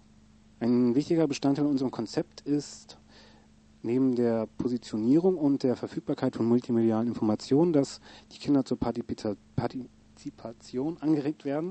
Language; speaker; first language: German; native; German